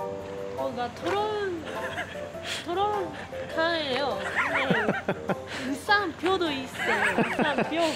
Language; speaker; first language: Korean; non-native, learner; Japanese